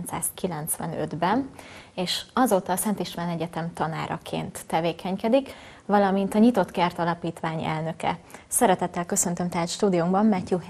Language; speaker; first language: Hungarian; native; Hungarian